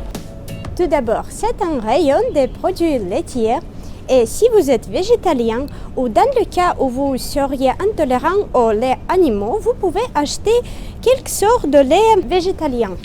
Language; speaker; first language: French; non-native, fluent; Russian